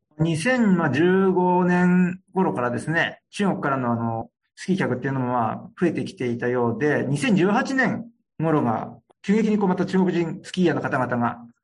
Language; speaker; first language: Japanese; native; Japanese